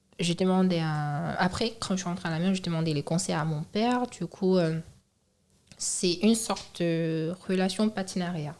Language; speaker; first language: French; non-native, fluent; Chinese